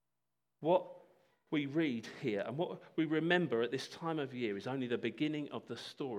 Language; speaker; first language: English; native; English